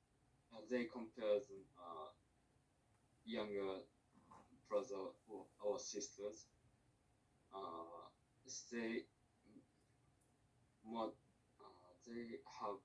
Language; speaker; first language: English; non-native, learner; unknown